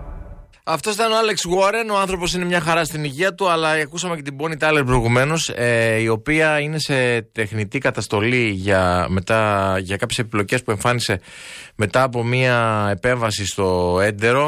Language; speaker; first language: Greek; native; Greek